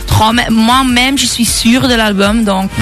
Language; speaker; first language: French; non-native, local second language; Dutch